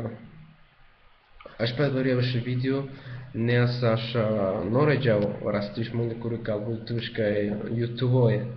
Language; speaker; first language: Lithuanian; non-native, learner; Spanish